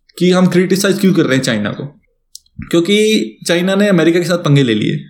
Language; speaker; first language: Hindi; native; Hindi